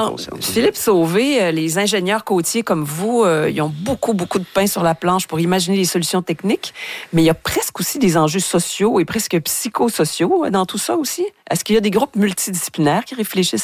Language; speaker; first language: French; native; French